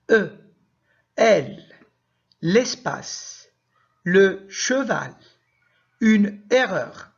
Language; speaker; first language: French; non-native, local second language; Arabic